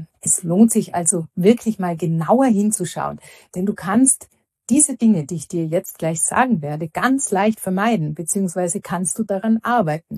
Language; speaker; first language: German; native; German